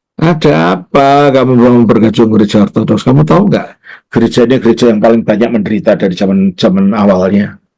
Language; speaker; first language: Indonesian; native; Indonesian